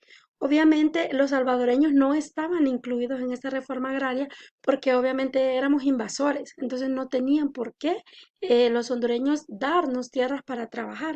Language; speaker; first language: Spanish; native; Spanish